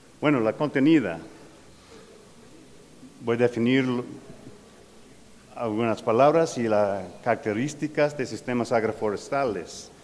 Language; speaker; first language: Spanish; non-native, learner; English